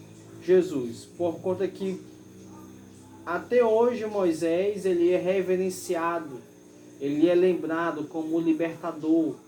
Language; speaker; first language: Portuguese; native; Portuguese